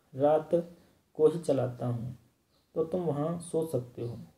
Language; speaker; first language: Hindi; native; Hindi